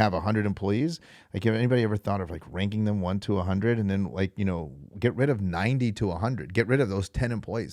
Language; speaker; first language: English; native; English